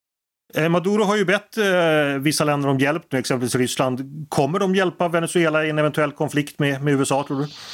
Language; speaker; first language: Swedish; native; Swedish